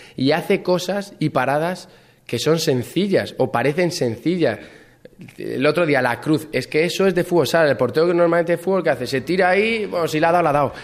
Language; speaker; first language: Spanish; native; Spanish